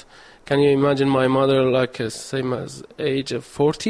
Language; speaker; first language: English; non-native, learner; Persian